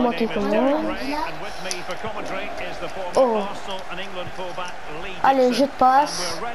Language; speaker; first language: French; native; French